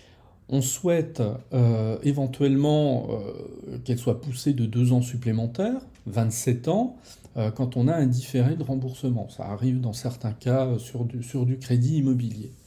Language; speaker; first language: French; native; French